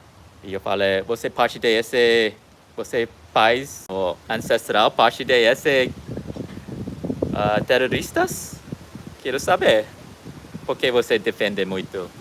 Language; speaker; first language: Portuguese; non-native, learner; English